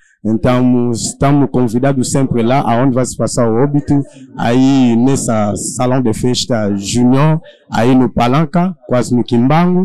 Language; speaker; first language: Portuguese; non-native, learner; Lingala